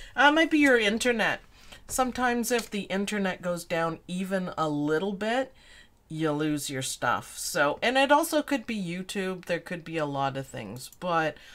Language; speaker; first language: English; native; English